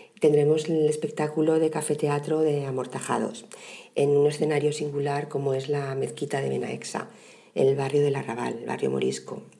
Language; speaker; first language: Spanish; native; Spanish